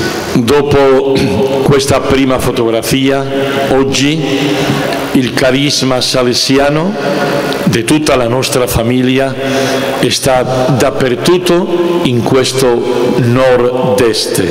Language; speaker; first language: Italian; non-native, fluent; Spanish